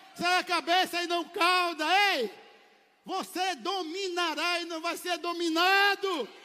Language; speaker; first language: Portuguese; native; Portuguese